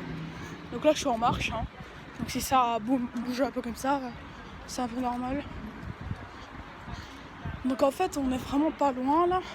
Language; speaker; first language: French; native; French